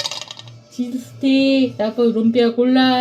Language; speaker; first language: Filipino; non-native, learner; Korean